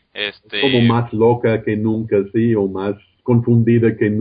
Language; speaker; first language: Spanish; non-native, fluent; English